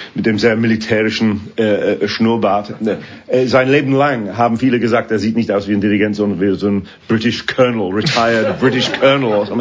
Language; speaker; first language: German; non-native, fluent; English